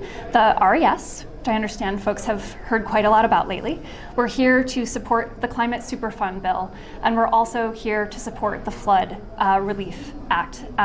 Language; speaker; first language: English; native; English